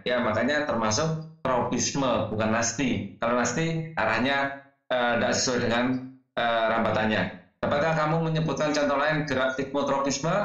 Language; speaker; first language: Indonesian; native; Indonesian